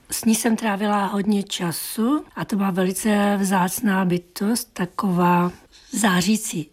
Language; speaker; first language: Czech; native; Czech